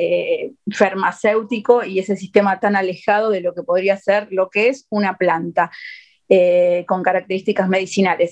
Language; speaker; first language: Spanish; native; Spanish